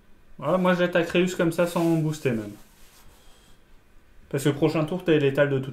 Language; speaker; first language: French; native; French